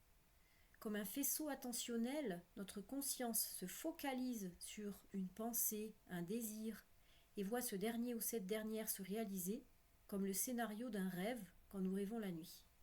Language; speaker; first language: French; native; French